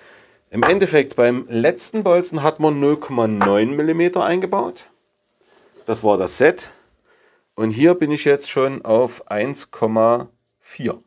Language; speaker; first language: German; native; German